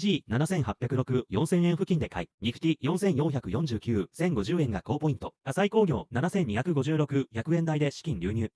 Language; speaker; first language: Japanese; native; Japanese